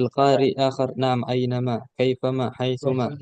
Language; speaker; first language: Arabic; non-native, fluent; Indonesian